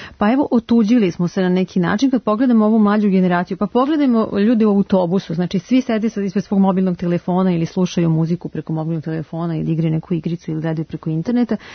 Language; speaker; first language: Serbian; native; Serbian